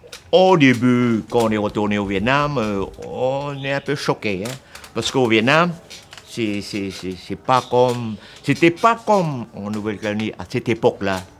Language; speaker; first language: French; non-native, local second language; Vietnamese